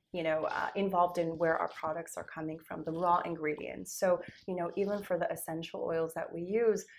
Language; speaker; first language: English; native; English